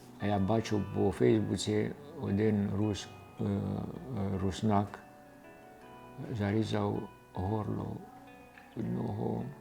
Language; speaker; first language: Ukrainian; early bilingual, heritage; Ukrainian